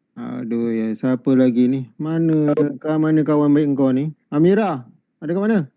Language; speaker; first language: Malay; native; Malay